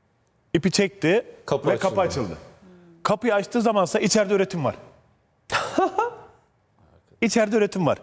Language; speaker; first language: Turkish; native; Turkish